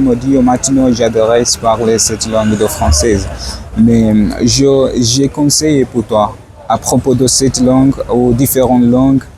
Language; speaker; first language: French; non-native, learner; Swahili